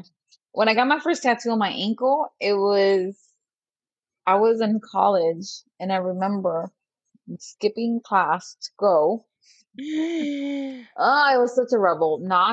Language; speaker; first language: English; non-native, fluent; Spanish